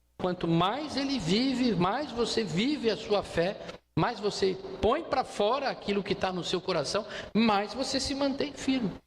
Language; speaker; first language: Portuguese; native; Portuguese